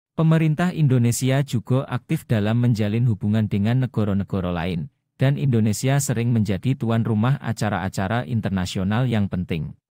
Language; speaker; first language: Indonesian; non-native, local second language; Javanese